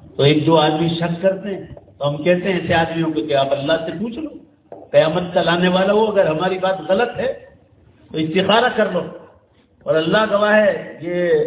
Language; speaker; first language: Urdu; non-native, local second language; Gujarati